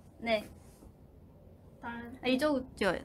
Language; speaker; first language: Korean; non-native, fluent; Chinese